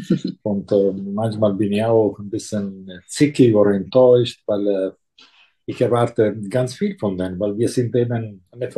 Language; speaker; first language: German; non-native, local second language; Italian